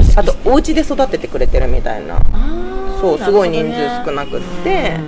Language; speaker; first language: Japanese; native; Japanese